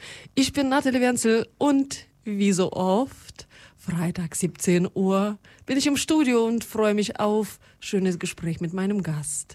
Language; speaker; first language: German; non-native, fluent; Russian